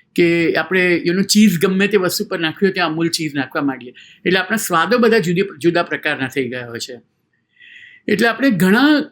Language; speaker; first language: Gujarati; native; Gujarati